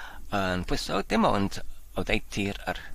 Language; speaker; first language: Welsh; non-native, learner; English